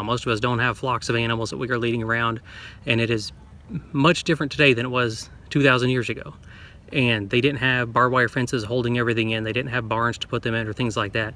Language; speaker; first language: English; native; English